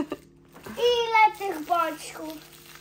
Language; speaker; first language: Polish; early bilingual, heritage; Polish